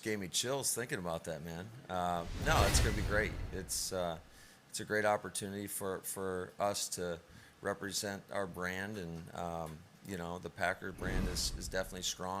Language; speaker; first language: English; native; English